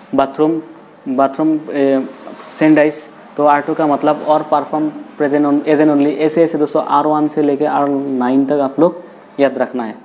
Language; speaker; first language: Hindi; non-native, local second language; Assamese